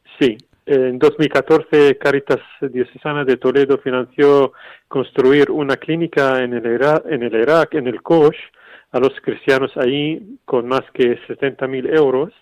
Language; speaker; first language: Spanish; non-native, fluent; Arabic